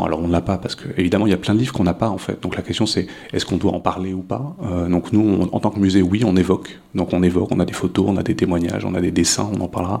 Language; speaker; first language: French; native; French